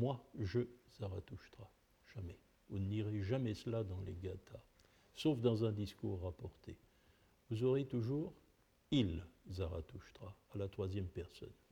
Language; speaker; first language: French; native; French